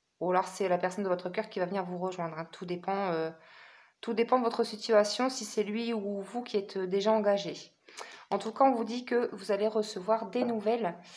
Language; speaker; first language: French; native; French